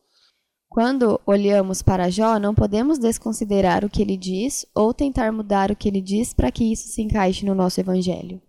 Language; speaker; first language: Portuguese; native; Portuguese